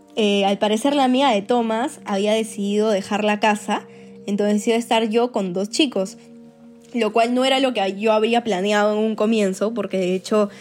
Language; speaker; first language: Spanish; native; Spanish